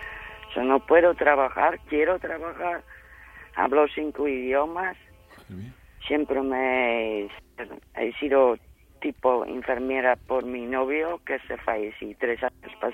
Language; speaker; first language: Spanish; non-native, learner; Dutch